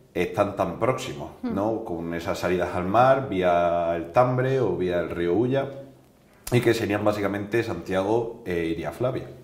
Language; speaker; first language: Spanish; native; Spanish